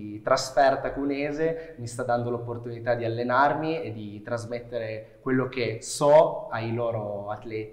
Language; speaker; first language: Italian; native; Italian